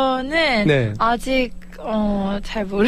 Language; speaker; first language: Korean; early bilingual, heritage; Korean